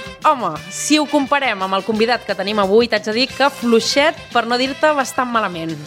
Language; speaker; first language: Catalan; native; Catalan